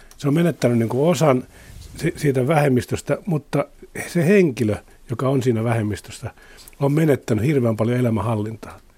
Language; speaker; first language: Finnish; native; Finnish